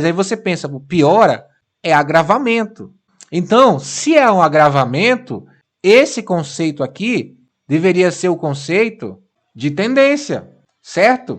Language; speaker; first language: Portuguese; native; Portuguese